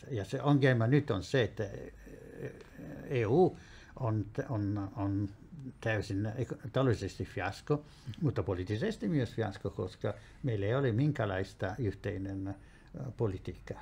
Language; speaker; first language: Finnish; non-native, fluent; Italian